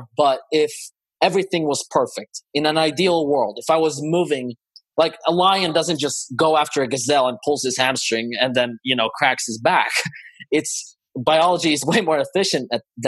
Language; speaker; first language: English; non-native, fluent; Polish